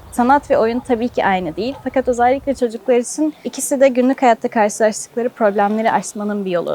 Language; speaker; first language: Turkish; native; Turkish